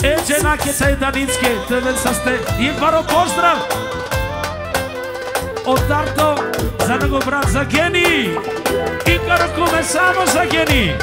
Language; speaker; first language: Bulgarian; non-native, local second language; Romany